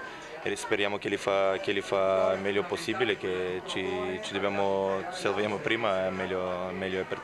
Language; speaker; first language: Italian; non-native, fluent; Macedonian